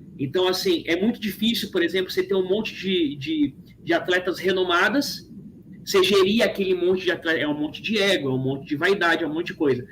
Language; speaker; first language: Portuguese; native; Portuguese